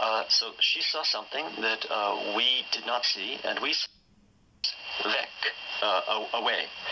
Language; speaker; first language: English; native; English